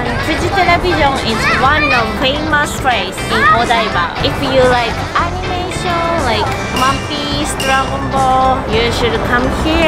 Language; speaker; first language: English; non-native, learner; Japanese